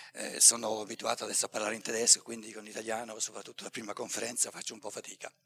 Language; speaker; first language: Italian; native; Italian